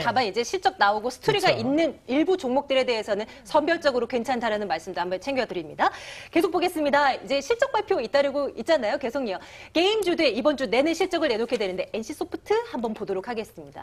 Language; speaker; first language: Korean; native; Korean